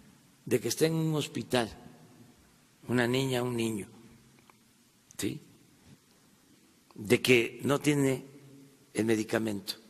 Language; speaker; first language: Spanish; native; Spanish